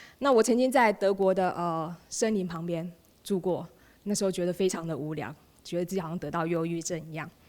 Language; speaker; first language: Chinese; native; Chinese